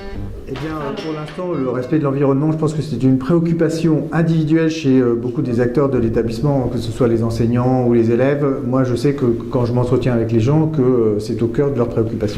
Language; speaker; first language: French; native; French